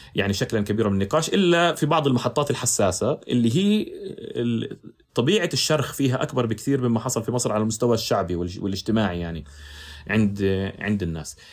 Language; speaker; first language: Arabic; native; Arabic